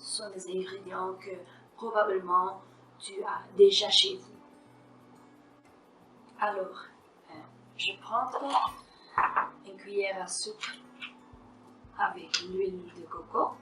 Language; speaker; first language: French; non-native, fluent; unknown